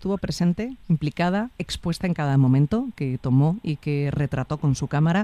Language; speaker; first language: Spanish; native; Spanish